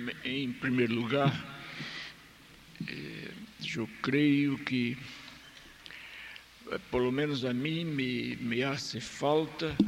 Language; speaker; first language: Spanish; non-native, fluent; Portuguese